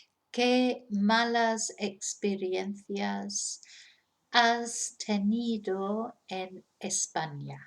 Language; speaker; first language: Spanish; non-native, fluent; English